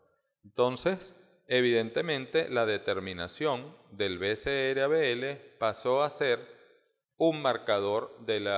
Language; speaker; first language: Spanish; native; Spanish